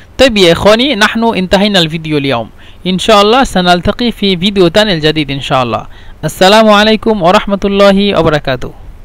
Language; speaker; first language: Egyptian Arabic; non-native, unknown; Bangla